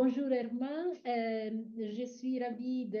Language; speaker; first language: French; non-native, fluent; Italian